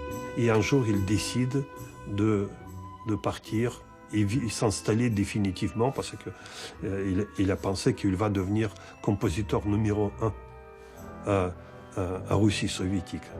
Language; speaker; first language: French; non-native, fluent; Russian